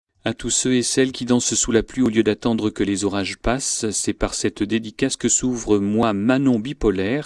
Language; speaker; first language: French; native; French